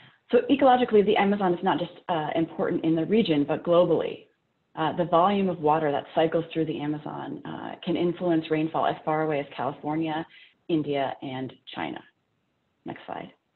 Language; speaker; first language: English; native; English